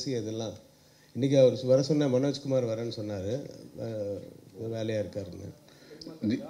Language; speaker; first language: Tamil; native; Tamil